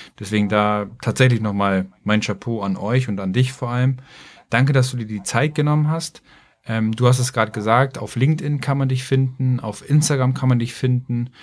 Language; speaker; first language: German; native; German